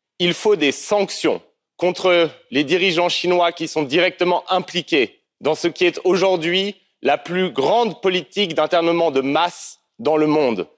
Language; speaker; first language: French; native; French